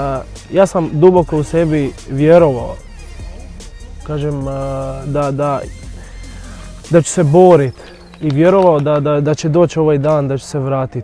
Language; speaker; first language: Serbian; non-native, fluent; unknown